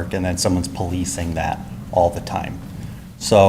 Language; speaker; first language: English; native; English